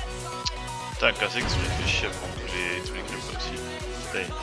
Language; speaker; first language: French; native; French